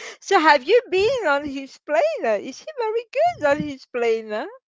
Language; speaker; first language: English; non-native, fluent; French